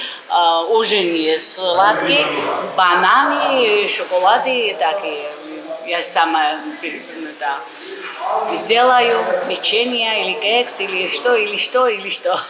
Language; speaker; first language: Russian; non-native, learner; Georgian